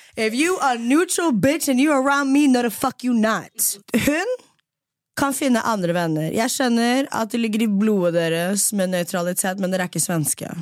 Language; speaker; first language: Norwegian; early bilingual, other home language; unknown